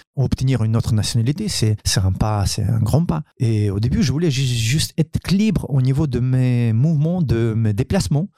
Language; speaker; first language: French; non-native, fluent; Ukrainian